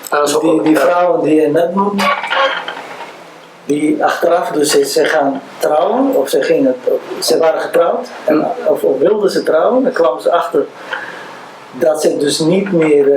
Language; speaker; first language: Dutch; non-native, local second language; Somali